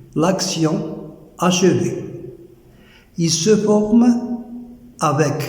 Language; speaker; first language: French; non-native, local second language; Arabic